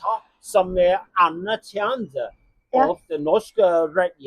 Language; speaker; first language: Norwegian; non-native, learner; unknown